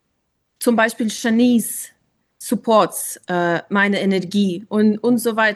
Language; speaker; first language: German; non-native, learner; English